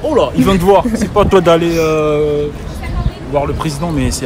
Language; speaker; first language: French; native; French